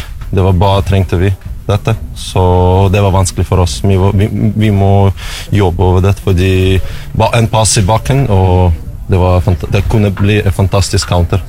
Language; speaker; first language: Norwegian; non-native, learner; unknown